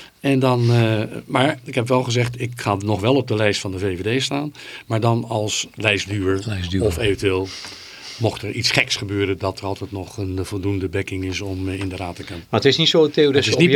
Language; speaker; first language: Dutch; native; Dutch